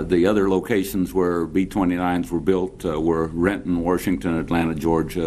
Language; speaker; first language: English; native; English